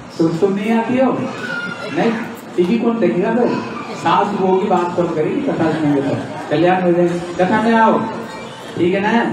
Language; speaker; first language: Hindi; native; Hindi